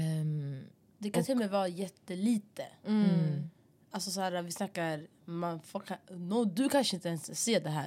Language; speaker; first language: Swedish; early bilingual, other home language; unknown